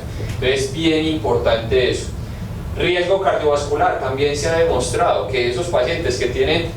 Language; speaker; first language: Spanish; native; Spanish